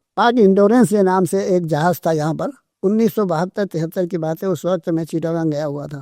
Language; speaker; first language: Urdu; native; Urdu